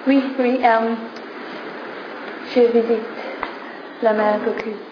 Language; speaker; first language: French; non-native, learner; English